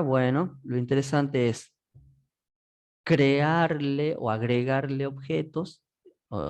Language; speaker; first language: Spanish; native; Spanish